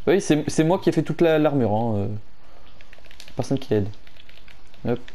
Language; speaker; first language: French; native; French